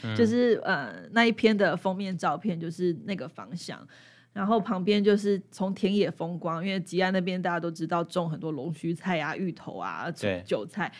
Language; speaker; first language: Chinese; native; Chinese